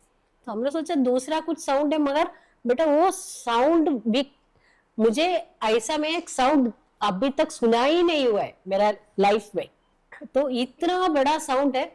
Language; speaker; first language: Hindi; non-native, local second language; Malayalam